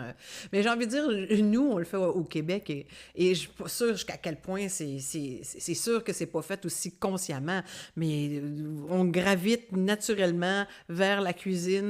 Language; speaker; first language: French; native; French